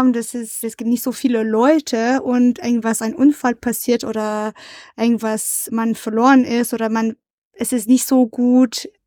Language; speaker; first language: German; non-native, learner; French